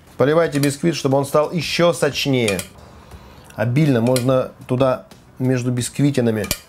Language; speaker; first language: Russian; native; Russian